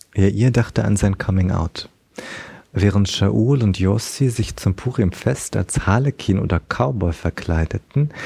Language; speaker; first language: German; native; German